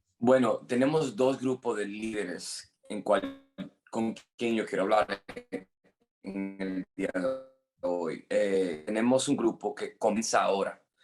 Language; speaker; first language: Spanish; non-native, fluent; English